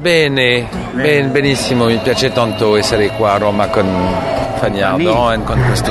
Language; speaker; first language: Italian; non-native, fluent; French